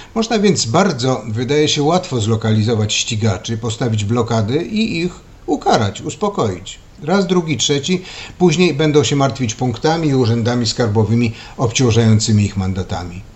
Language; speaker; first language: Polish; native; Polish